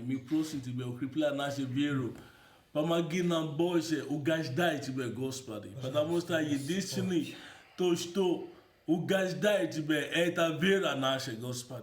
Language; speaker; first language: Russian; non-native, learner; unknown